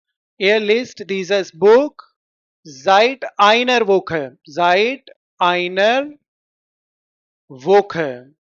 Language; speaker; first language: German; non-native, fluent; Hindi